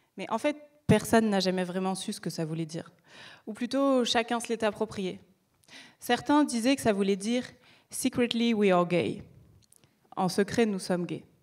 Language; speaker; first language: French; native; French